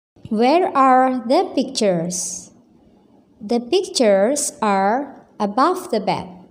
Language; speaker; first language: English; non-native, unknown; Indonesian